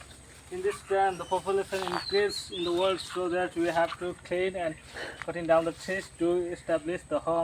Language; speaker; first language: English; non-native, learner; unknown